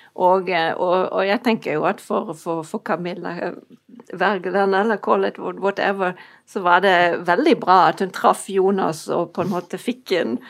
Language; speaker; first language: Norwegian; non-native, fluent; German